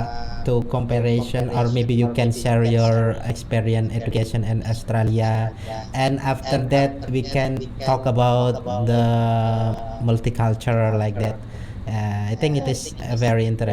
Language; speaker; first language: English; non-native, learner; Indonesian